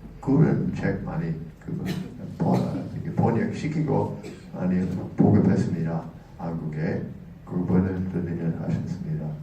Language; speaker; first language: Korean; non-native, learner; English